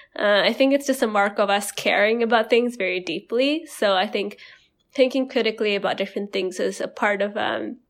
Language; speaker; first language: English; non-native, fluent; Indonesian